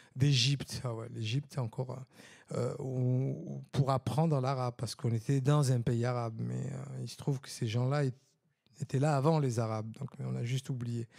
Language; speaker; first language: French; non-native, local second language; Arabic